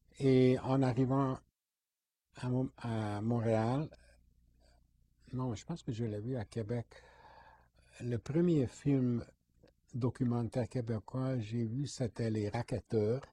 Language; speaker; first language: French; non-native, fluent; Hungarian